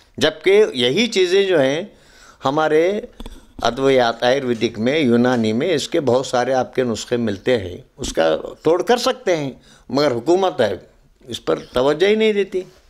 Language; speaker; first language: Urdu; native; Urdu